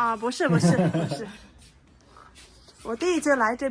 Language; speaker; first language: Chinese; non-native, learner; Vietnamese